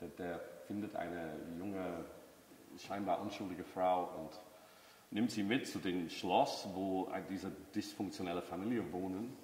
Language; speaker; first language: German; non-native, fluent; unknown